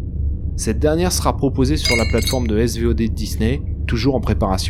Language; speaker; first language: French; native; French